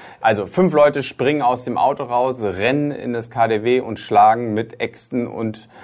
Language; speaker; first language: German; native; German